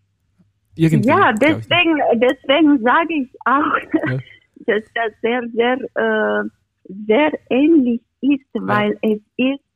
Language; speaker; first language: German; non-native, fluent; Romanian